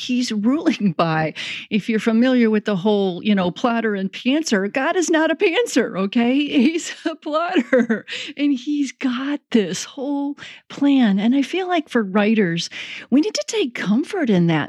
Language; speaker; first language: English; native; English